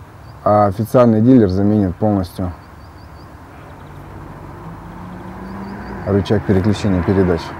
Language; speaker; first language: Russian; native; Russian